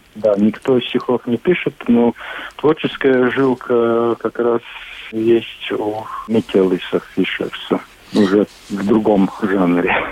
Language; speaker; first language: Russian; non-native, local second language; Latvian